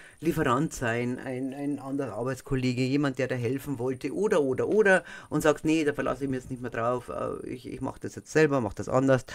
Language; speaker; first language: German; native; German